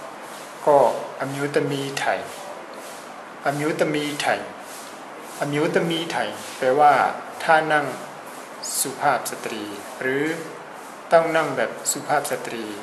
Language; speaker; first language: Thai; non-native, fluent; Burmese